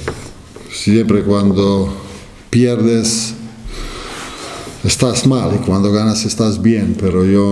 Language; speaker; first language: Spanish; non-native, fluent; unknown